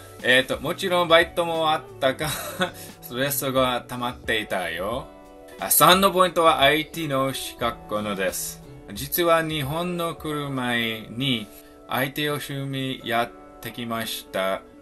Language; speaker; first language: Japanese; non-native, learner; English